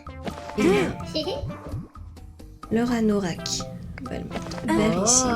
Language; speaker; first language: French; native; French